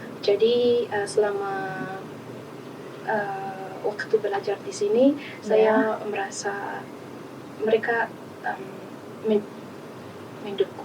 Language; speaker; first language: Indonesian; non-native, learner; Malagasy